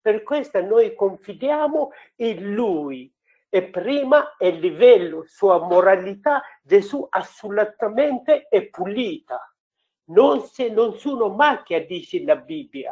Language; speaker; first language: Italian; non-native, learner; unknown